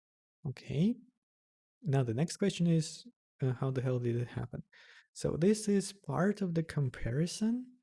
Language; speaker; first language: English; non-native, fluent; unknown